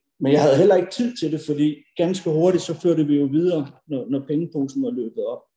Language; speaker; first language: Danish; early bilingual, other home language; Norwegian